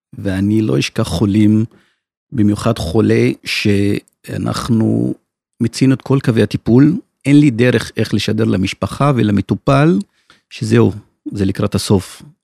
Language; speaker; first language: Hebrew; non-native, local second language; Arabic